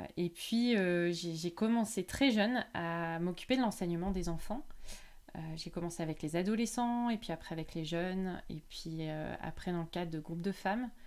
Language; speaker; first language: French; native; French